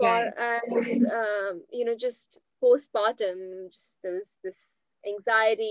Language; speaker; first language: English; non-native, local second language; Hindi